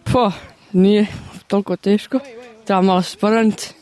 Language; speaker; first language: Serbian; early bilingual, other home language; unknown